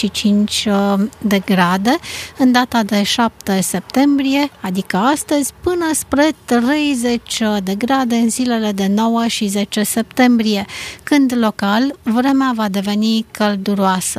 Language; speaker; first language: Romanian; native; Romanian